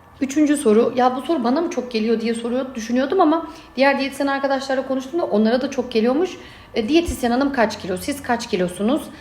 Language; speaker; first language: Turkish; native; Turkish